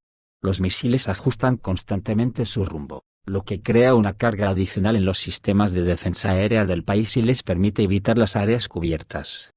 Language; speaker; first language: Spanish; native; Spanish